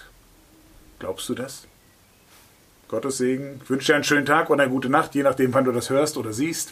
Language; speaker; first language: German; native; German